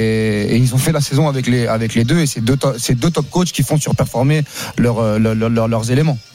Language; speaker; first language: French; native; French